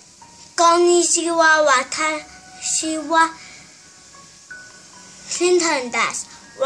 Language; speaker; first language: Japanese; non-native, learner; Chinese